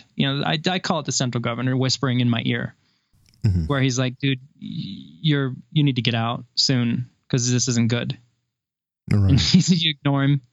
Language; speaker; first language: English; native; English